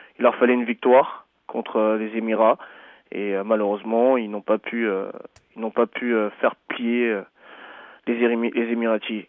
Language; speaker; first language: French; native; French